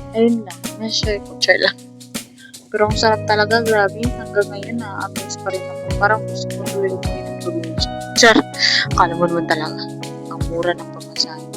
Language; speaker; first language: Filipino; non-native, local second language; Cebuano